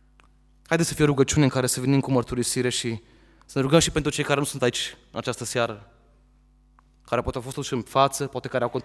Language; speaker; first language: Romanian; native; Romanian